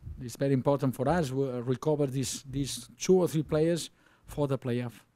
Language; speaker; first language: English; non-native, learner; Spanish